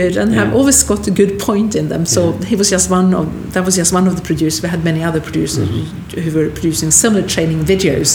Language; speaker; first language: English; non-native, fluent; Swedish